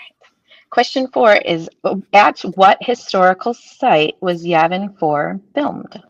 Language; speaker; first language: English; native; English